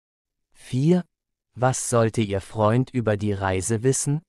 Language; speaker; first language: German; non-native, fluent; Arabic